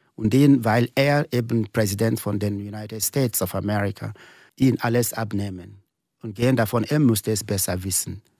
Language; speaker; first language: German; non-native, fluent; Igbo